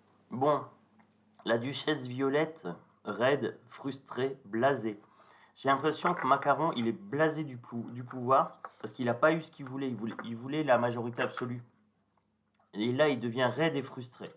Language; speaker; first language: French; native; French